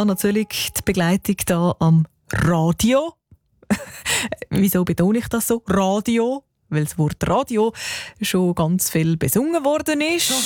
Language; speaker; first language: German; native; German